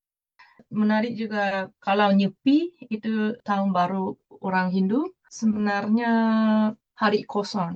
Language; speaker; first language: Indonesian; non-native, fluent; Japanese